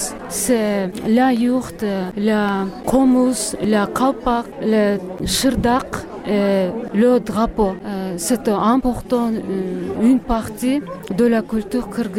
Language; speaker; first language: French; non-native, learner; Kyrgyz